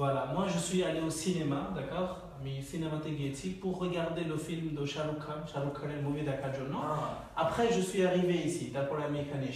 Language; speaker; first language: French; non-native, fluent; Bangla